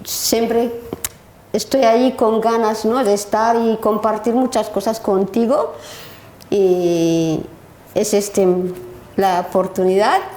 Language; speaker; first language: Spanish; non-native, learner; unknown